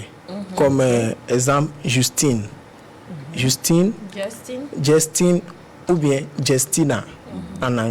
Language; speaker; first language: French; non-native, fluent; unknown